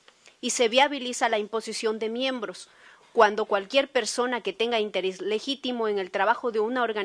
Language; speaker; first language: Spanish; native; Spanish